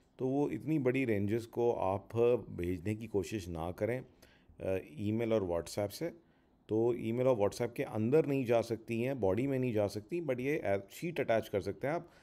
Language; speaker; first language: Hindi; native; Hindi